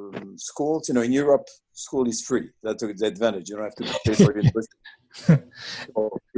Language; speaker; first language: English; non-native, fluent; French